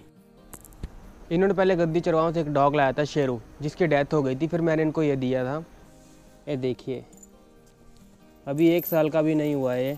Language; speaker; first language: Hindi; native; Hindi